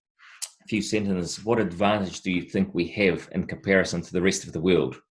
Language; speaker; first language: English; non-native, fluent; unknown